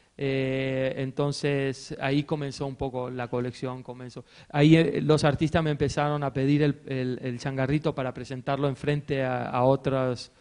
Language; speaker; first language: Spanish; native; Spanish